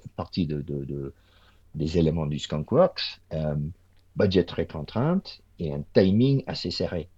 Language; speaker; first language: French; non-native, fluent; English